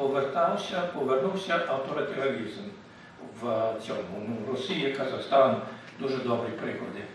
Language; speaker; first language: Ukrainian; early bilingual, heritage; Ukrainian